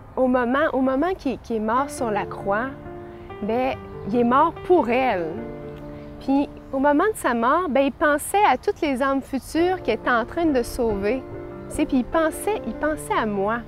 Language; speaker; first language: French; native; French